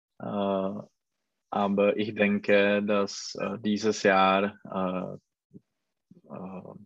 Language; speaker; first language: German; non-native, learner; Czech